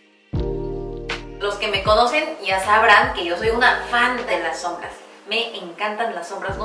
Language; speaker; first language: Spanish; non-native, fluent; Korean